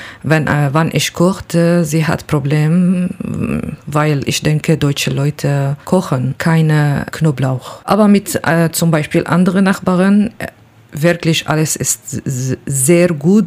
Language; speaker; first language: German; non-native, learner; Kurdish